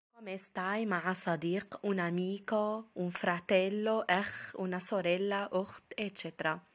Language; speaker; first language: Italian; non-native, fluent; Arabic